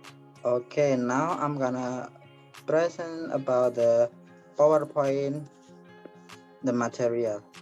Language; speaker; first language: English; non-native, learner; Indonesian